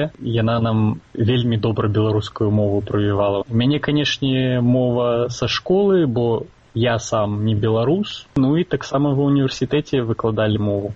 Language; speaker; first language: Belarusian; non-native, local second language; Russian